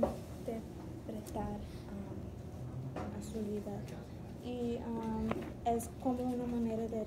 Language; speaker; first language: Spanish; non-native, fluent; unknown